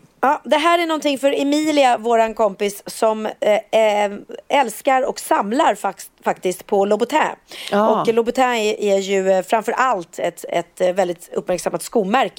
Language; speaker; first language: Swedish; native; Swedish